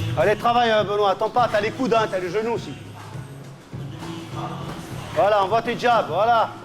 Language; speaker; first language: French; native; French